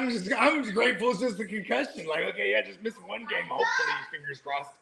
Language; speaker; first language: English; native; English